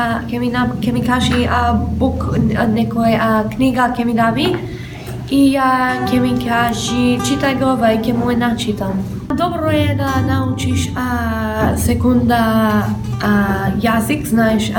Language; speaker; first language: Macedonian; early bilingual, heritage; Macedonian